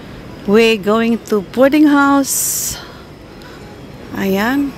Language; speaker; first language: English; non-native, local second language; Filipino